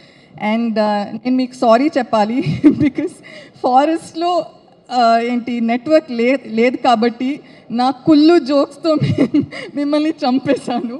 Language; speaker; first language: Telugu; non-native, fluent; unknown